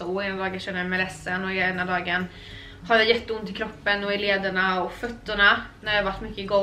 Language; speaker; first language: Swedish; native; Swedish